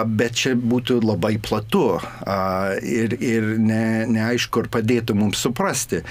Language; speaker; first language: Lithuanian; early bilingual, heritage; English